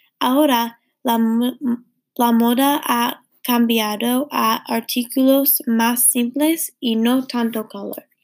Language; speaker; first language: Spanish; non-native, learner; English